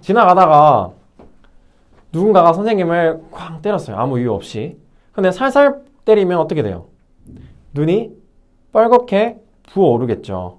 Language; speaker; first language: Korean; native; Korean